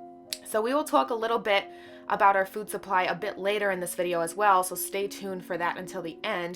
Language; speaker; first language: English; native; English